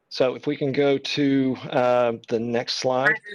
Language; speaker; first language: English; native; English